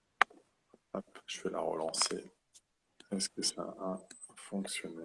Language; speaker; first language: French; native; French